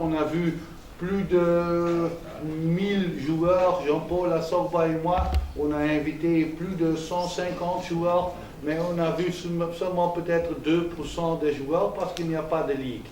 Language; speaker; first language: French; non-native, local second language; Dutch